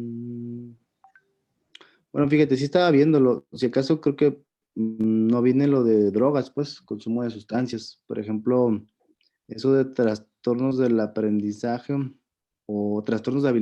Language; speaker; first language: Spanish; native; Spanish